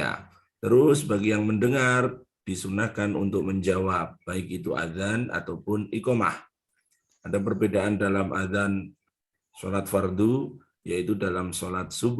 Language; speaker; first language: Indonesian; native; Indonesian